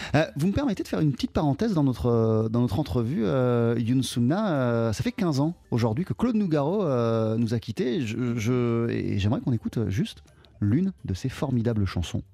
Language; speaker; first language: French; native; French